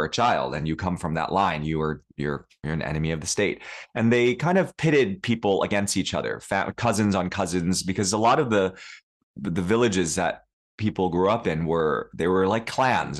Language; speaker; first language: English; early bilingual, other home language; Cantonese